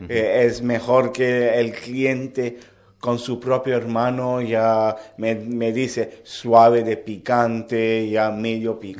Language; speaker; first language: Spanish; non-native, learner; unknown